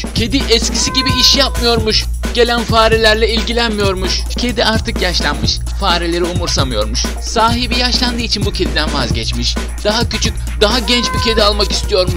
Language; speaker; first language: Turkish; native; Turkish